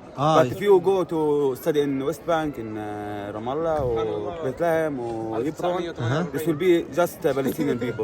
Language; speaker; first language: English; non-native, learner; Arabic